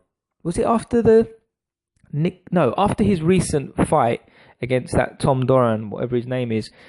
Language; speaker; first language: English; native; English